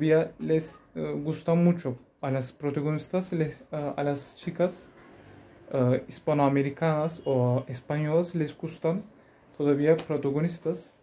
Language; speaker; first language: Spanish; non-native, learner; Turkish